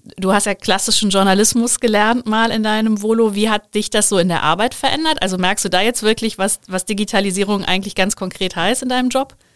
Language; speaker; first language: German; native; German